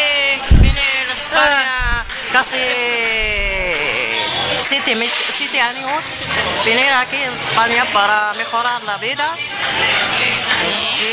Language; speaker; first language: Spanish; non-native, learner; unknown